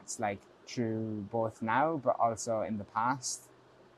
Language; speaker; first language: English; native; English